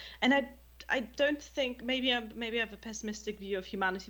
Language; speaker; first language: English; non-native, fluent; German